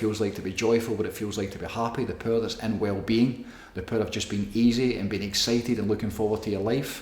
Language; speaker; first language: English; native; English